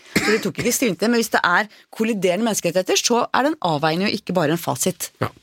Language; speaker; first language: Norwegian; native; Norwegian